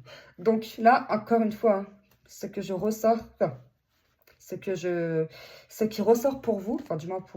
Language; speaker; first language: French; native; French